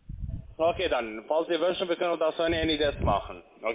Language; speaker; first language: German; non-native, learner; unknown